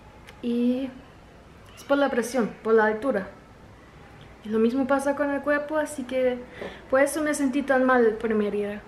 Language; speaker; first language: Spanish; non-native, fluent; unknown